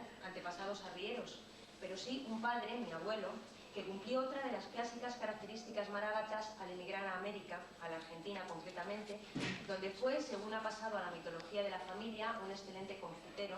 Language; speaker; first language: Spanish; native; Spanish